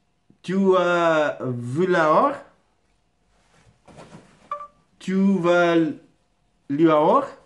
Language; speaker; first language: French; non-native, learner; Portuguese